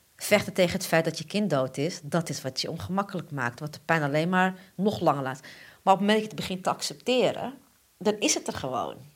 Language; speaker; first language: Dutch; early bilingual, other home language; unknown